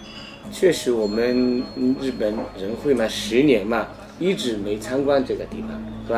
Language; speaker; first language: Chinese; non-native, fluent; Japanese